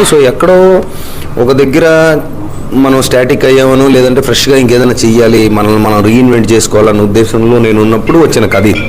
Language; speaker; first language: Telugu; native; Telugu